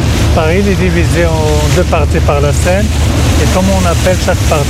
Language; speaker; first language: French; non-native, local second language; Arabic